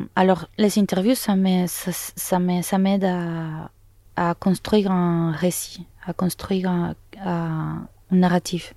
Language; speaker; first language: French; non-native, fluent; Spanish